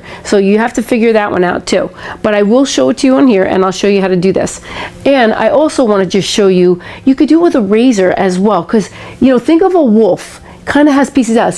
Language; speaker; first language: English; native; English